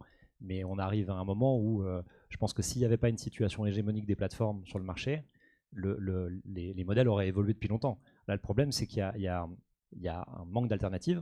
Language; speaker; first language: French; native; French